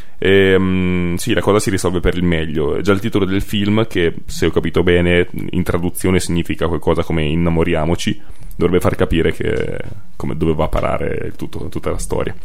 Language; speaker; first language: Italian; native; Italian